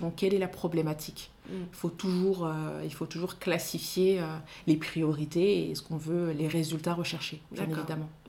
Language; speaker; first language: French; non-native, local second language; Soninke